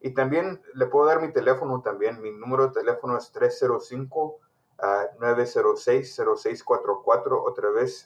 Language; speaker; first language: Spanish; early bilingual, heritage; Spanish